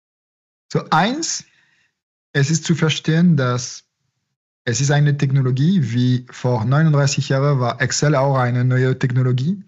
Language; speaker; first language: German; non-native, fluent; French